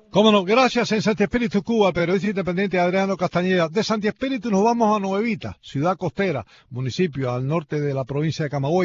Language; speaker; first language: Spanish; native; Spanish